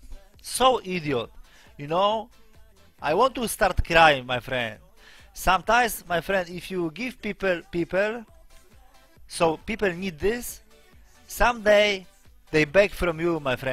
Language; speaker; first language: English; non-native, learner; Polish